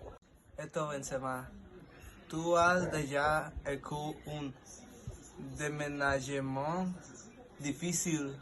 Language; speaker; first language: French; non-native, learner; Spanish